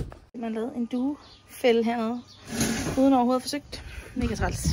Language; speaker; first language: Danish; native; Danish